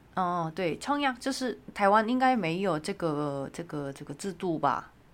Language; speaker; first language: Chinese; non-native, fluent; Korean